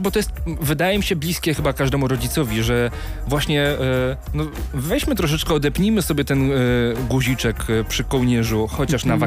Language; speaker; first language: Polish; native; Polish